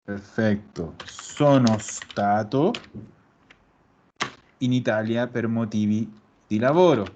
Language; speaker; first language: Italian; non-native, fluent; Spanish